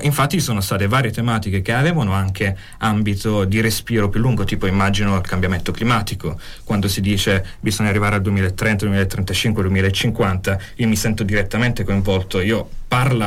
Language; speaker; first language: Italian; native; Italian